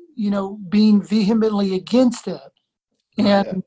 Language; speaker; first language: English; native; English